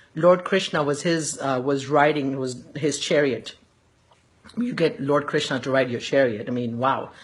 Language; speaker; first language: English; early bilingual, other home language; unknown